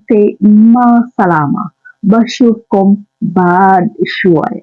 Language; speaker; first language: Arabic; non-native, learner; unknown